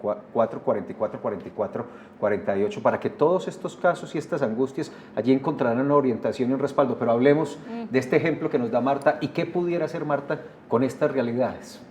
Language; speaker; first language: Spanish; native; Spanish